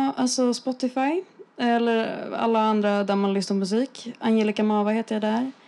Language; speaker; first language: Swedish; native; Swedish